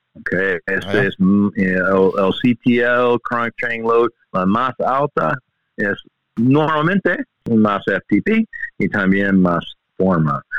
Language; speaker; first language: Spanish; non-native, learner; English